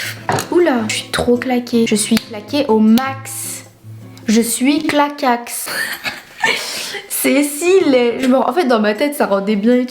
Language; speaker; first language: French; native; French